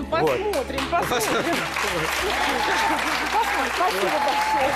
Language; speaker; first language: Russian; native; Russian